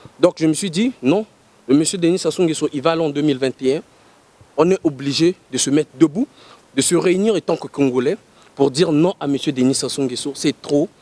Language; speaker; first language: French; non-native, local second language; Lingala